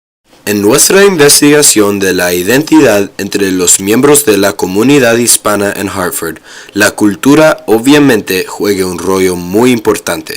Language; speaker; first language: Spanish; non-native, learner; English